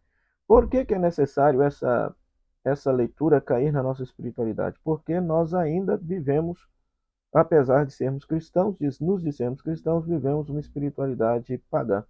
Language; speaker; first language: Portuguese; native; Portuguese